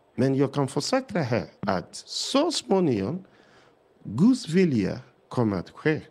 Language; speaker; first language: Swedish; non-native, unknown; Yoruba